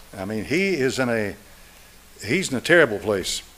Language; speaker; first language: English; native; English